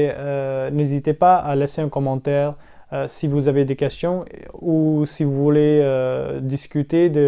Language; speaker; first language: French; non-native, learner; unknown